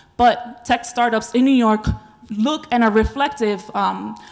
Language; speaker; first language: English; native; English